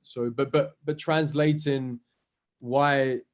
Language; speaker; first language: English; native; English